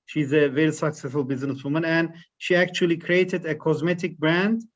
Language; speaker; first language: English; non-native, fluent; Turkish